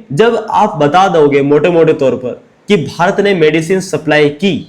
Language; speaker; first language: Hindi; native; Hindi